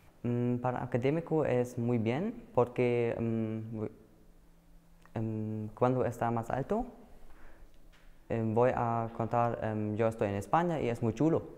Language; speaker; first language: Spanish; non-native, learner; German